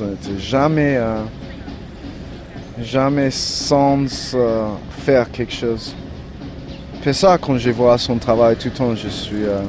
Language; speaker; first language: French; non-native, learner; English